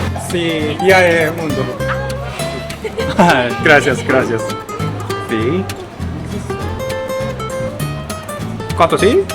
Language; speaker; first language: Spanish; non-native, learner; Korean